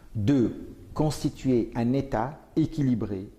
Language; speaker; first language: French; non-native, local second language; Arabic